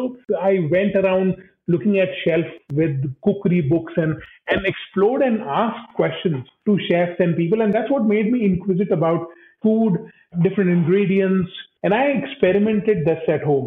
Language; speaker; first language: English; non-native, local second language; Hindi